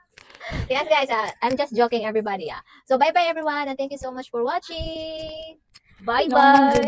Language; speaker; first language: English; non-native, local second language; Cebuano